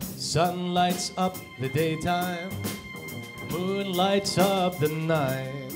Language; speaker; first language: English; native; English